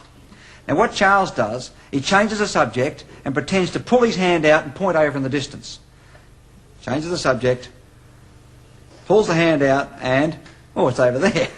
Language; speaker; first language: English; native; English